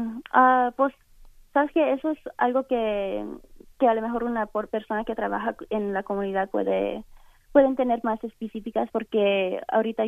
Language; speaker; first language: Spanish; early bilingual, heritage; Spanish